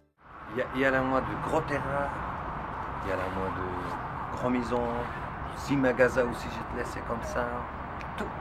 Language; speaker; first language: French; non-native, learner; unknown